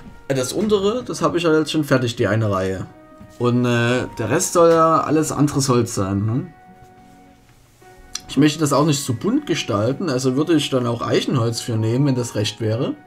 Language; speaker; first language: German; native; German